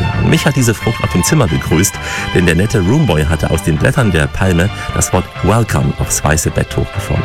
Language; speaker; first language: German; native; German